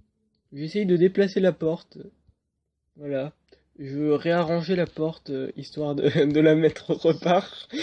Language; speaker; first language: French; native; French